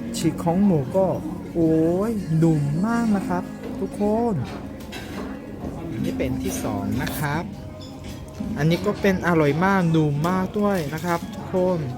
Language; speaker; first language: Thai; non-native, learner; Korean